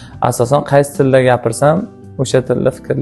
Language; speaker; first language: Uzbek; early bilingual, other home language; Russian